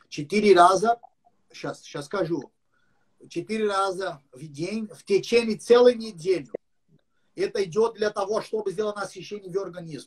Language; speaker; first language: Russian; non-native, learner; English